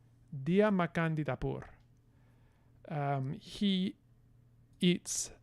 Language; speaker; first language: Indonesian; non-native, learner; English